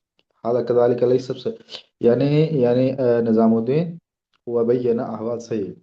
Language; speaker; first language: Arabic; non-native, learner; Urdu